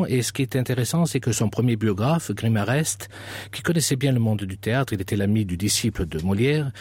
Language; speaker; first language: French; native; French